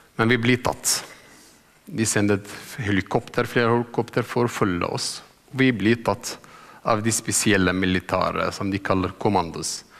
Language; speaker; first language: Norwegian; non-native, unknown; Arabic